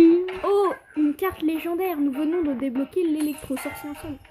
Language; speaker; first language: French; native; French